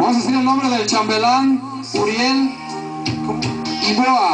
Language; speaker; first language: Spanish; native; Spanish